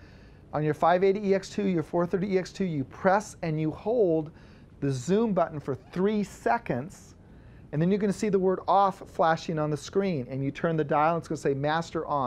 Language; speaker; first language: English; native; English